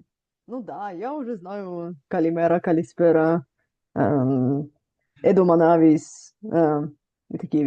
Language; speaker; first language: Russian; early bilingual, heritage; Russian